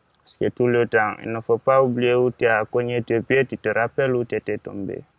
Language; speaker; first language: French; non-native, local second language; Fula